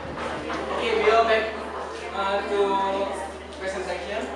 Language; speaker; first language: English; non-native, learner; Indonesian